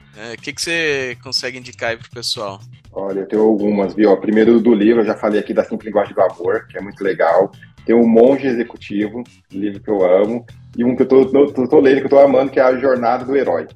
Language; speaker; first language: Portuguese; native; Portuguese